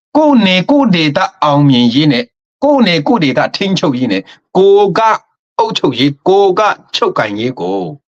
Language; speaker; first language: Burmese; non-native, local second language; Hakha Chin